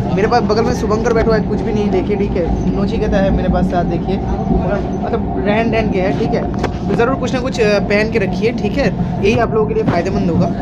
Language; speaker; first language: Hindi; native; Hindi